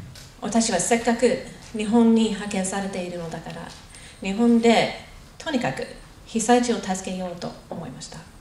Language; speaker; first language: Japanese; non-native, fluent; English